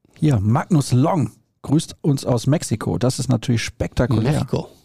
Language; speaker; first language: German; native; German